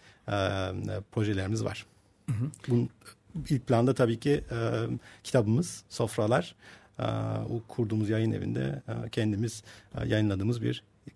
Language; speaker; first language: Turkish; early bilingual, heritage; Turkish